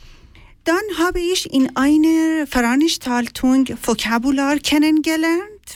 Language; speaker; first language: German; non-native, learner; Persian